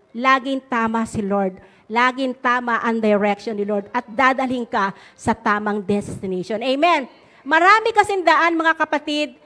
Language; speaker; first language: Filipino; native; Filipino